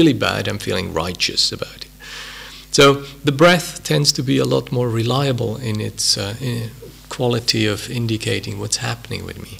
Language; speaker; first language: English; non-native, fluent; Swiss German